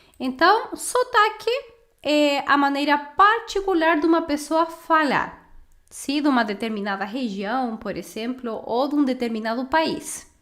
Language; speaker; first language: Portuguese; non-native, fluent; Spanish